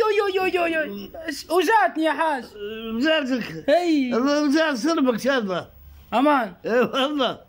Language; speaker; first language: Arabic; native; Arabic